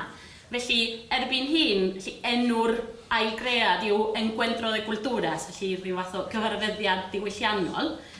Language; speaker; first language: Welsh; non-native, fluent; Spanish